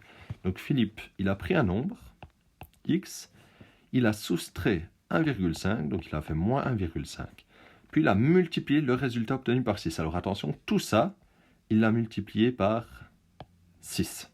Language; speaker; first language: French; native; French